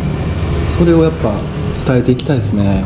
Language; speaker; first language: Japanese; native; Japanese